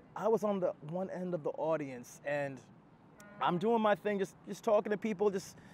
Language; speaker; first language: English; native; English